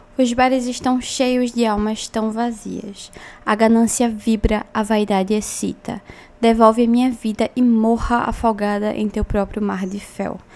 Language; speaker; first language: Portuguese; native; Portuguese